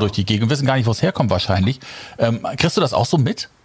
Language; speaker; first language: German; native; German